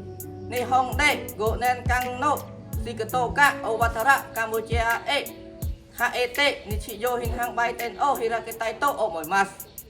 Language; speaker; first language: Japanese; non-native, learner; Khmer